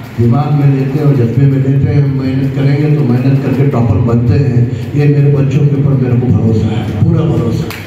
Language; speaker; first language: Hindi; non-native, local second language; Urdu